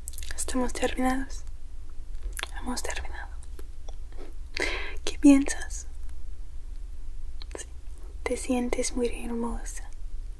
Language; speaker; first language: Spanish; non-native, learner; English